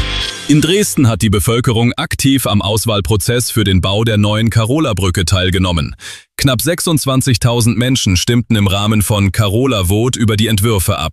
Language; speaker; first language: German; native; German